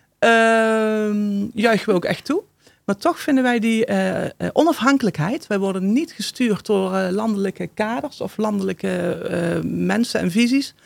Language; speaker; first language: Dutch; native; Dutch